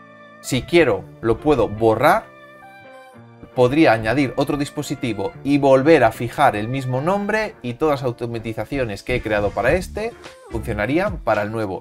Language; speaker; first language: Spanish; native; Spanish